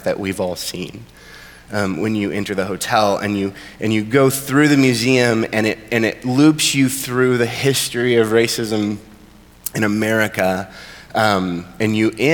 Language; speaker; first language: English; native; English